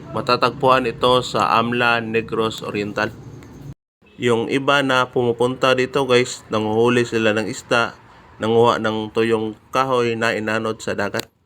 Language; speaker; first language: Filipino; non-native, local second language; Cebuano